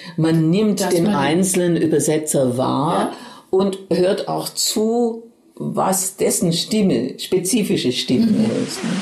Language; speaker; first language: German; native; German